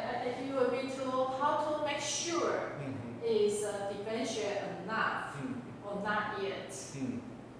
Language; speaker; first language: English; non-native, learner; Chinese